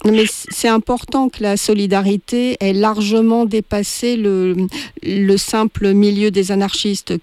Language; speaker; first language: French; native; French